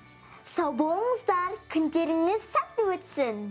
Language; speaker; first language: Kazakh; early bilingual, heritage; Kazakh